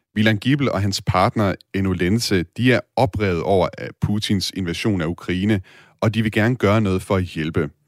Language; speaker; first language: Danish; native; Danish